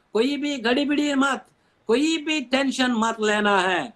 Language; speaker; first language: Hindi; non-native, local second language; Telugu